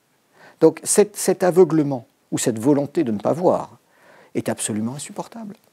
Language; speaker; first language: French; native; French